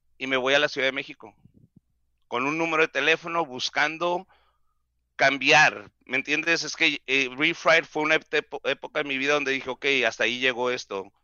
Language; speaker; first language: Spanish; native; Spanish